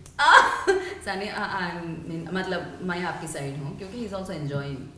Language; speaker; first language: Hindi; non-native, local second language; Telugu